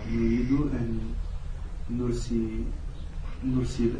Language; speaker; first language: Arabic; non-native, learner; French